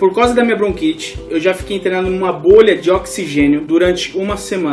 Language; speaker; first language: Portuguese; native; Portuguese